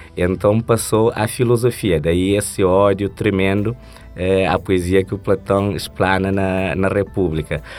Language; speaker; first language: Portuguese; non-native, local second language; Kabuverdianu